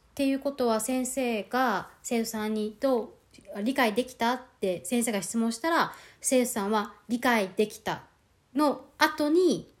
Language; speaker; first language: Japanese; native; Japanese